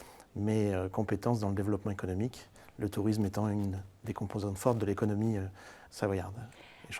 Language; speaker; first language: French; native; French